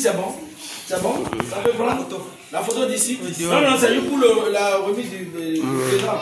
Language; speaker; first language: French; non-native, local second language; Fon